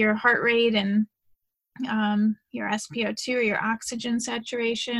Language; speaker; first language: English; native; English